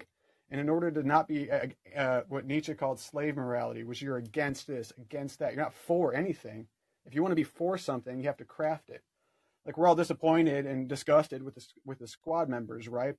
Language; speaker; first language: English; native; English